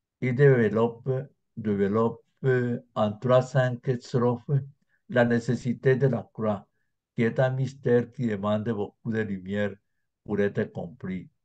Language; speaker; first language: French; non-native, fluent; Spanish